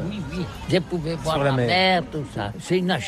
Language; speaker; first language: French; non-native, learner; Catalan